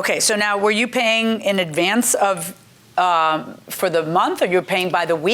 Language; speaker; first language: English; native; English